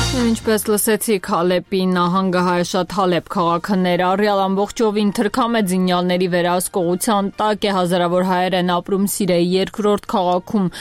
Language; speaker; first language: Armenian; native; Armenian